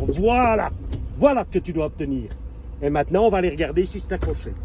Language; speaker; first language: French; native; French